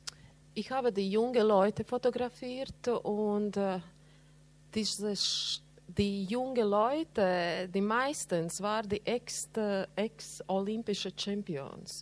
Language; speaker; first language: German; non-native, learner; Latvian